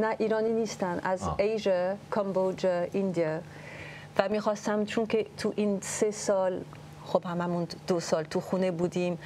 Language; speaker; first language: Persian; early bilingual, heritage; French